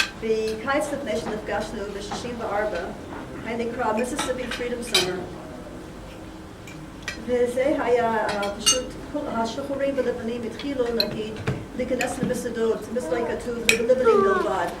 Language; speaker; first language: Hebrew; non-native, fluent; English